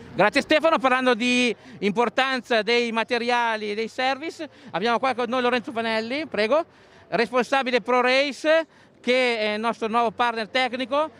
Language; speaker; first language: Italian; native; Italian